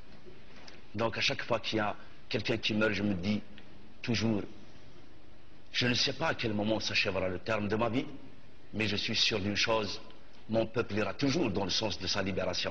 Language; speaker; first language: French; non-native, local second language; Kabyle